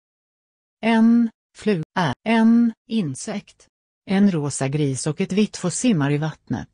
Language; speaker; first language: Swedish; non-native, learner; English